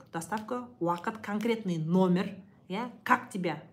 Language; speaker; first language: Russian; non-native, local second language; Kazakh